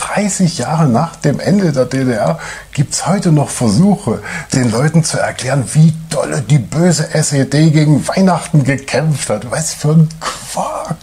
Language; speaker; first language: German; native; German